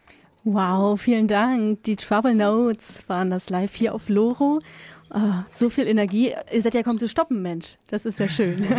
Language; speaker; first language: German; native; German